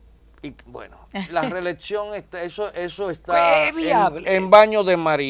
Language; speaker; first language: Spanish; native; Spanish